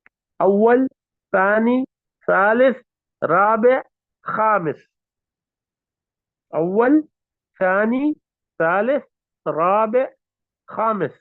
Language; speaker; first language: Arabic; non-native, fluent; Urdu